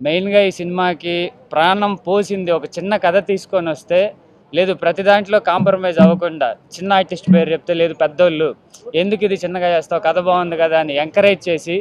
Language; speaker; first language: Telugu; native; Telugu